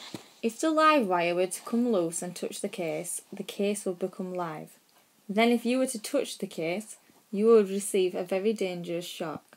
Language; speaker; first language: English; native; English